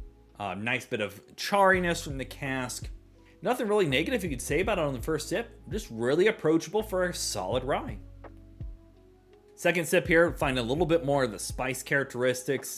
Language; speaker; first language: English; native; English